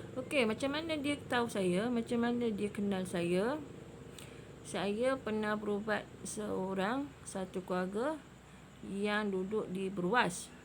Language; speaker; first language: Malay; native; Malay